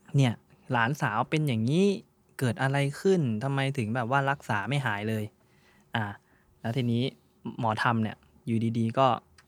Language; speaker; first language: Thai; non-native, local second language; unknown